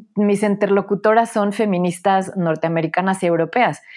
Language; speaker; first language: Spanish; native; Spanish